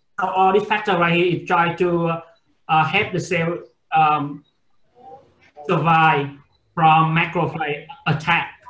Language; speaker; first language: English; non-native, fluent; Vietnamese